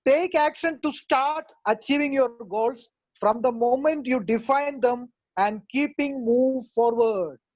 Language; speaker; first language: English; non-native, local second language; Malayalam